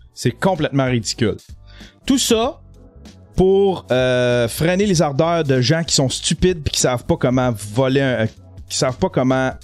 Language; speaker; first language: French; native; French